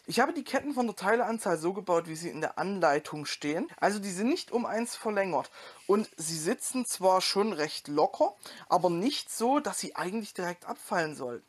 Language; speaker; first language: German; native; German